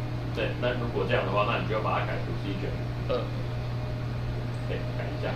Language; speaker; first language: Chinese; native; Chinese